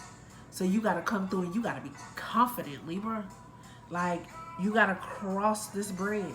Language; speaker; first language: English; native; English